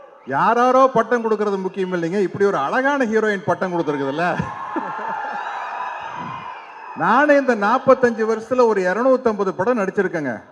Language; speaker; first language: Tamil; native; Tamil